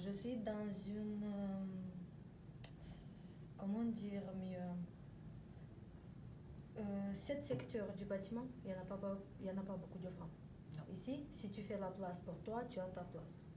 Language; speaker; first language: French; non-native, learner; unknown